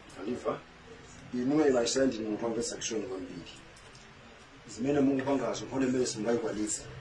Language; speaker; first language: Nyanja; native; Nyanja